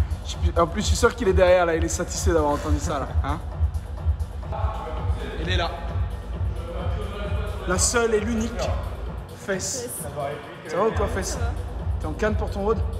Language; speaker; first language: French; native; French